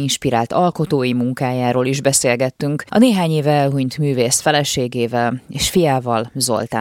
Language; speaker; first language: Hungarian; native; Hungarian